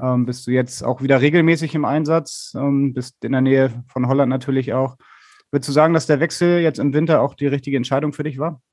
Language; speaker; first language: German; native; German